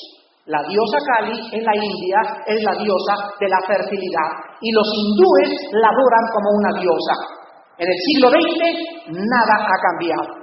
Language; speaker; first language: Spanish; native; Spanish